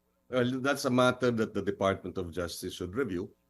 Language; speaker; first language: English; non-native, local second language; Filipino